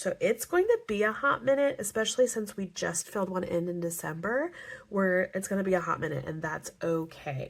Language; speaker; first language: English; native; English